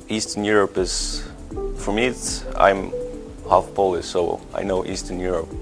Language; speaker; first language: English; non-native, fluent; Swedish